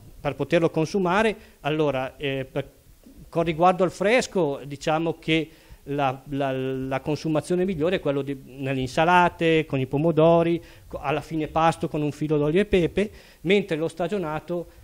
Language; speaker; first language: Italian; native; Italian